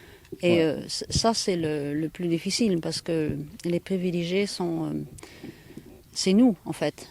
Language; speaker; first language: French; non-native, fluent; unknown